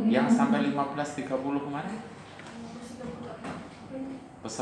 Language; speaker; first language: Indonesian; native; Indonesian